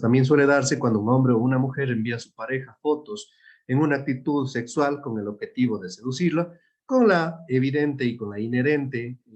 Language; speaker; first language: Spanish; native; Spanish